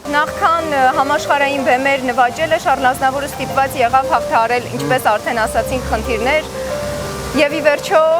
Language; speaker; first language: Armenian; native; Armenian